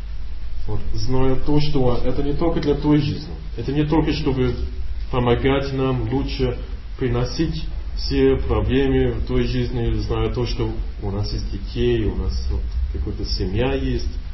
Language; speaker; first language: Russian; non-native, learner; English